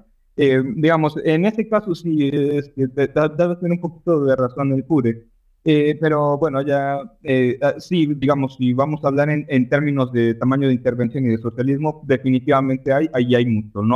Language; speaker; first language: Spanish; native; Spanish